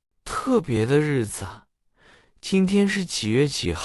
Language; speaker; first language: Chinese; non-native, fluent; English